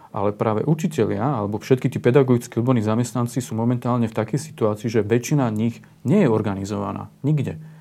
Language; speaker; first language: Slovak; native; Slovak